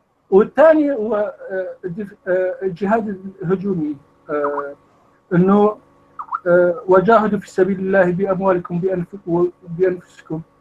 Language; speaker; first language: Arabic; non-native, fluent; Kurdish